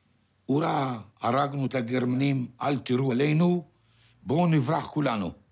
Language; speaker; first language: Hebrew; non-native, fluent; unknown